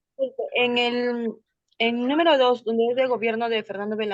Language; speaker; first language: Spanish; native; Spanish